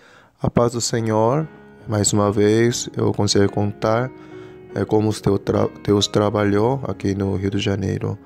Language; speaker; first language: Portuguese; non-native, fluent; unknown